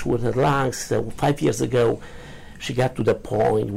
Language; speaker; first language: English; non-native, learner; Romanian